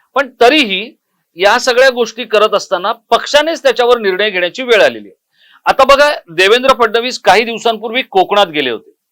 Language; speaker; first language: Marathi; native; Marathi